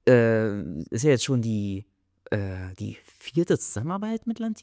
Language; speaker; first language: German; native; German